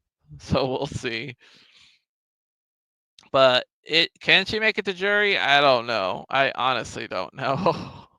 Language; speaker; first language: English; native; English